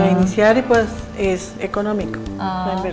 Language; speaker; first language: Spanish; native; Spanish